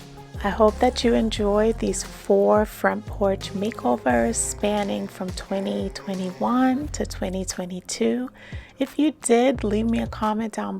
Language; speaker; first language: English; native; English